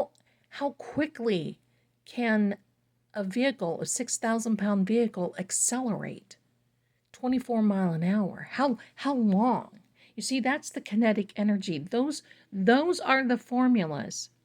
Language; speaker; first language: English; native; English